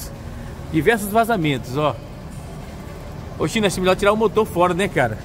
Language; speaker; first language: Portuguese; native; Portuguese